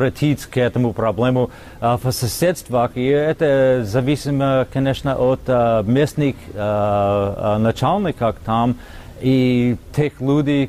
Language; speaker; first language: Russian; non-native, fluent; English